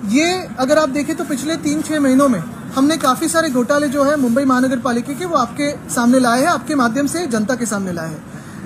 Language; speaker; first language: Hindi; non-native, local second language; Marathi